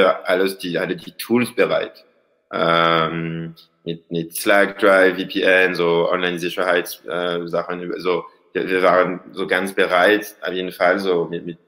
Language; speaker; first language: German; non-native, learner; French